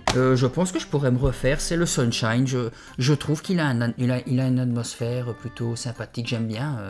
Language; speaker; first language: French; native; French